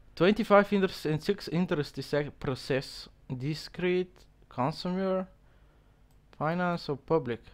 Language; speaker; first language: English; non-native, learner; Bulgarian